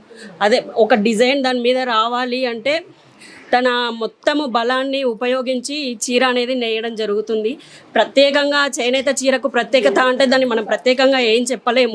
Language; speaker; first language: Telugu; native; Telugu